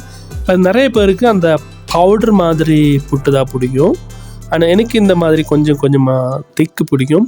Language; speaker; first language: Tamil; non-native, learner; Malayalam